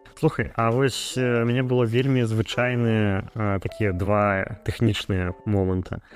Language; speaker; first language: Belarusian; non-native, local second language; Russian